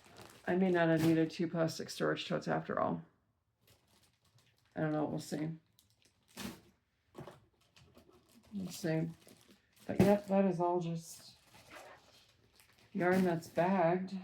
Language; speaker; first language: English; native; English